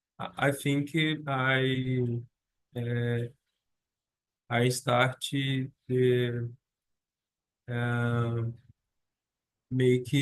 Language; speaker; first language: English; non-native, learner; Portuguese